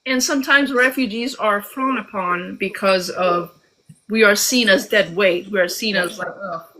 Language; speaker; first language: English; early bilingual, other home language; Albanian